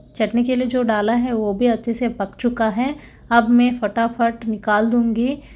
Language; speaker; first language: Hindi; non-native, local second language; Telugu